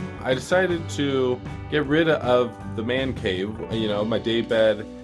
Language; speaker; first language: English; native; English